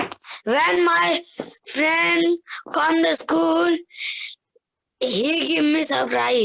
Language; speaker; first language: English; non-native, learner; Hindi